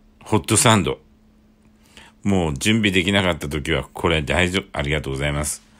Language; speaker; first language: Japanese; native; Japanese